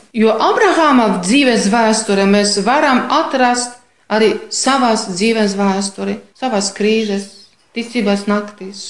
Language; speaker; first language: Latvian; non-native, fluent; Polish